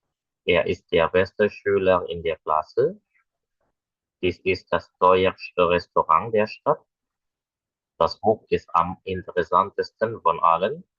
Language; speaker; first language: German; non-native, fluent; Indonesian